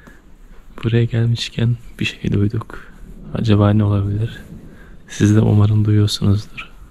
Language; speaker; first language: Turkish; native; Turkish